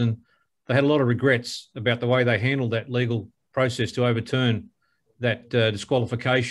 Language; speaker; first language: English; native; English